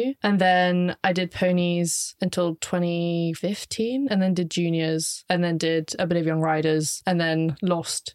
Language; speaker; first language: English; native; English